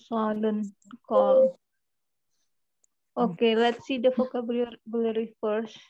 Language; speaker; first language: English; non-native, learner; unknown